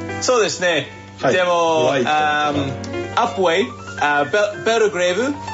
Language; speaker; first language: Japanese; non-native, fluent; English